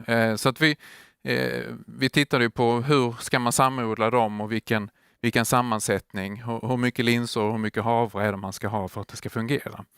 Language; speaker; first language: Swedish; native; Swedish